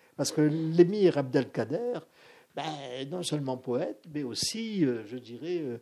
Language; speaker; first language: French; native; French